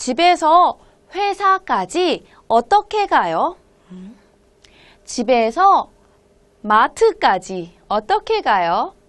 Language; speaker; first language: Korean; non-native, fluent; Hmong